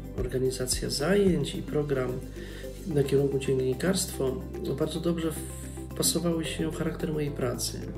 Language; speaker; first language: Polish; native; Polish